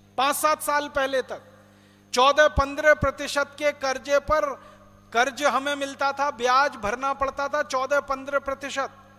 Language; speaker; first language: Hindi; native; Hindi